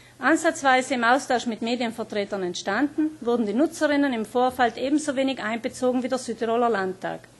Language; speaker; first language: German; native; German